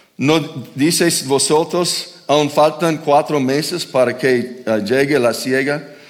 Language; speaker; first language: Spanish; non-native, fluent; English